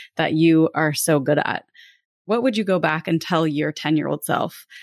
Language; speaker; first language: English; native; English